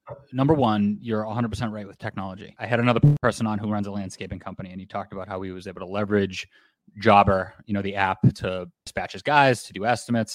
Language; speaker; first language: English; native; English